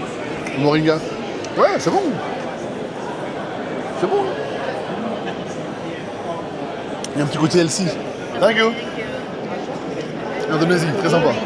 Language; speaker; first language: French; native; French